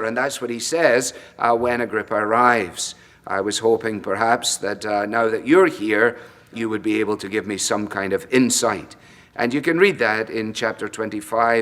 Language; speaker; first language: English; native; English